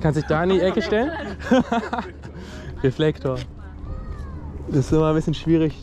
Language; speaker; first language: German; native; German